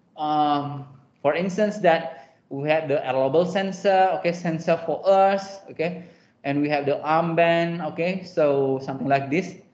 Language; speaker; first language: English; non-native, fluent; Indonesian